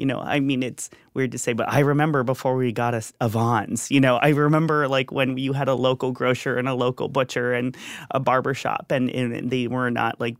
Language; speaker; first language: English; native; English